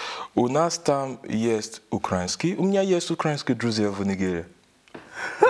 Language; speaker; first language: Russian; non-native, learner; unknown